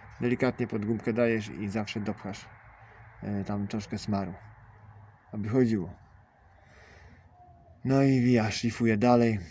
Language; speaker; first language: Polish; native; Polish